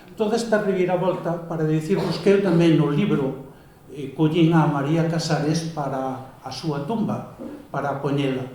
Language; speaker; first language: Galician; native; Galician